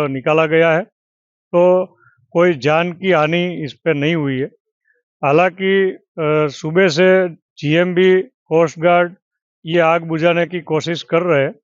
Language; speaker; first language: Hindi; non-native, local second language; Gujarati